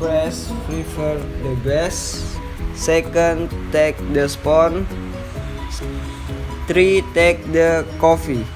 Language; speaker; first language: English; non-native, learner; Indonesian